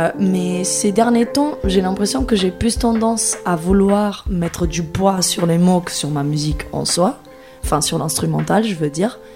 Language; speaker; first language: French; non-native, fluent; Portuguese